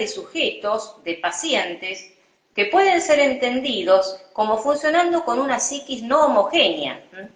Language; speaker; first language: Spanish; native; Spanish